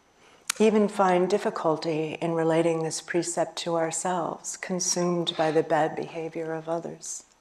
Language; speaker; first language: English; native; English